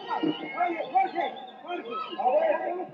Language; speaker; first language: Spanish; native; Spanish